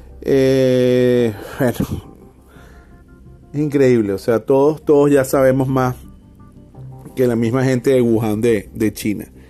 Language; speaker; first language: Spanish; native; Spanish